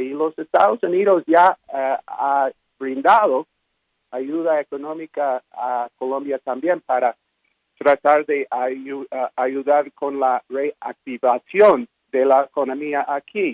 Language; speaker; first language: Spanish; non-native, fluent; English